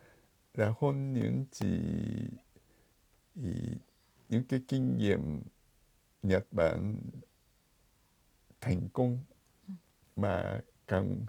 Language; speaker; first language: Vietnamese; non-native, fluent; Japanese